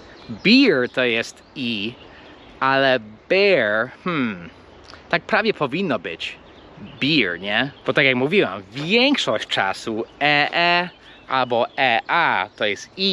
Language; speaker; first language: Polish; non-native, fluent; English